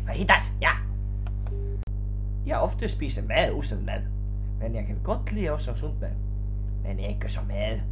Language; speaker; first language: Danish; non-native, learner; Icelandic